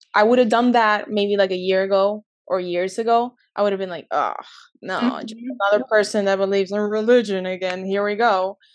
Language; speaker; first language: English; early bilingual, other home language; Spanish